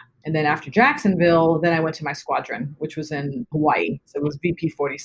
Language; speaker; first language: English; native; English